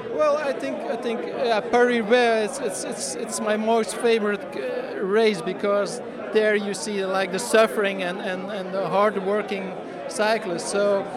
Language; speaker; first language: English; non-native, fluent; Dutch